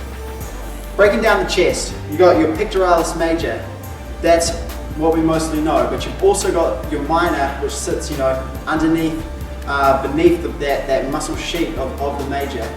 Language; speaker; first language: English; native; English